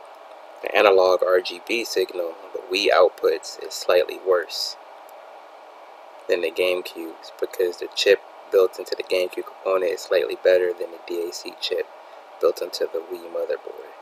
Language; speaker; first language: English; native; English